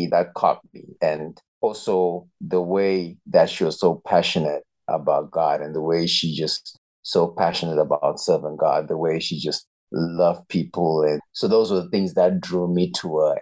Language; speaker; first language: English; non-native, local second language; Shona